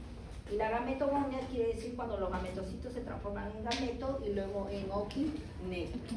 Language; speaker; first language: Spanish; native; Spanish